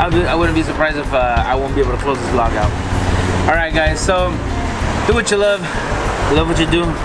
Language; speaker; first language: English; early bilingual, other home language; Spanish